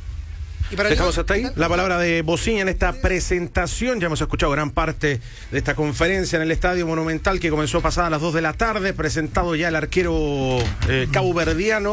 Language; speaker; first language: Spanish; native; Spanish